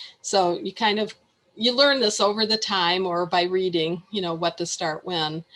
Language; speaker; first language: English; native; English